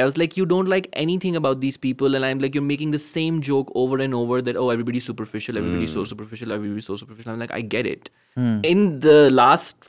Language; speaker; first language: English; non-native, local second language; Urdu